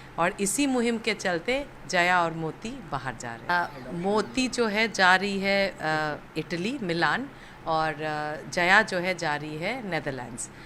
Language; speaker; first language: Hindi; native; Hindi